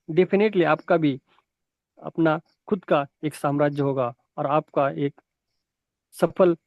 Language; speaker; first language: Hindi; non-native, local second language; Marathi